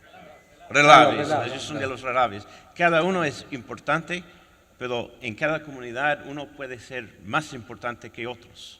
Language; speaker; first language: Spanish; non-native, fluent; French